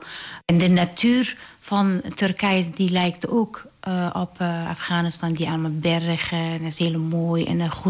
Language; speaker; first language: Dutch; non-native, learner; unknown